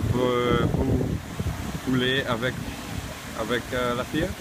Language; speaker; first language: French; non-native, learner; Dutch